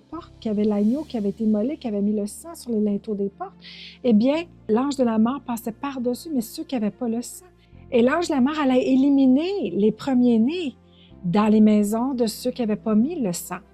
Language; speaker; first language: French; native; French